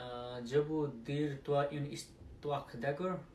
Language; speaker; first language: French; non-native, learner; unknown